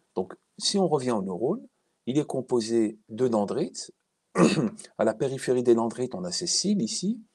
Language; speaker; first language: French; native; French